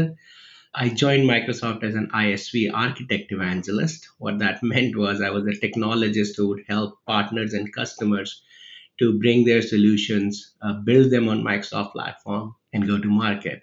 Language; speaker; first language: English; non-native, local second language; Hindi